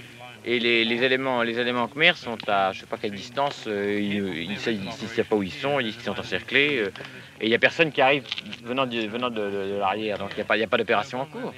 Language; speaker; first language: French; native; French